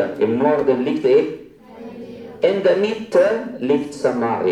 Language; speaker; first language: German; non-native, fluent; Arabic